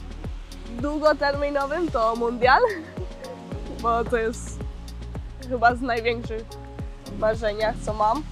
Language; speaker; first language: Polish; early bilingual, heritage; Polish